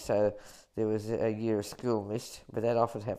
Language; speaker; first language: English; native; English